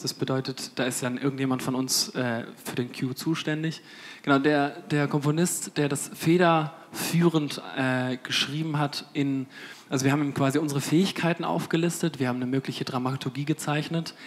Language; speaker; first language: German; native; German